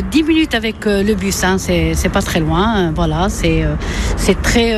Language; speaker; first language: French; non-native, local second language; Arabic